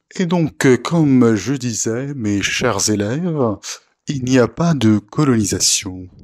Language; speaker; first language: French; non-native, local second language; Arabic